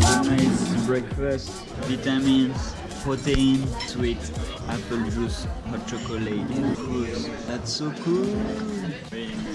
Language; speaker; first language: English; non-native, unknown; French